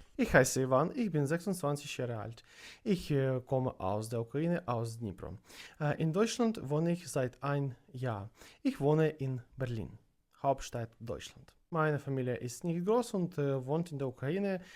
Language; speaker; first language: German; non-native, learner; Russian